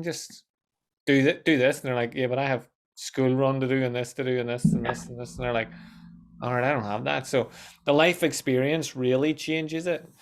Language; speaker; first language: English; native; English